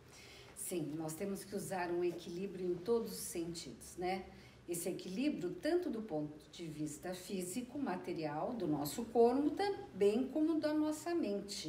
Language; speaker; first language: Portuguese; native; Portuguese